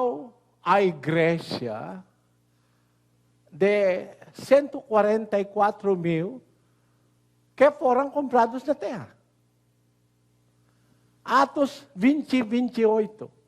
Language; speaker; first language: Portuguese; non-native, learner; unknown